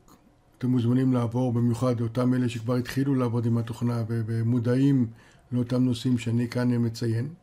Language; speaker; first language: Hebrew; native; Hebrew